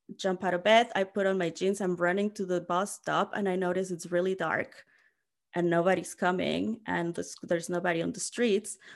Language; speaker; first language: English; non-native, fluent; Spanish